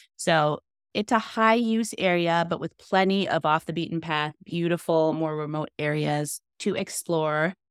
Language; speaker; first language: English; native; English